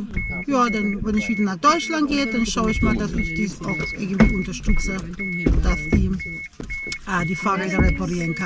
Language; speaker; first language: German; non-native, fluent; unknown